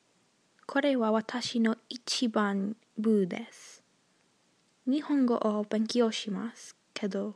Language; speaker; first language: Japanese; non-native, learner; English